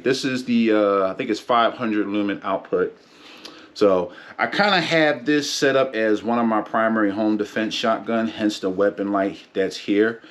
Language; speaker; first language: English; native; English